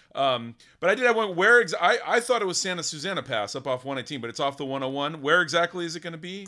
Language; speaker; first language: English; native; English